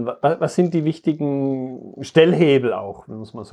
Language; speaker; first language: German; native; German